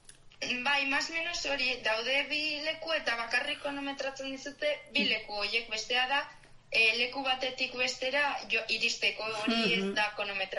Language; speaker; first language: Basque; non-native, local second language; Spanish